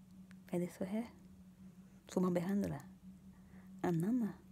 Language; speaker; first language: Swedish; non-native, learner; Portuguese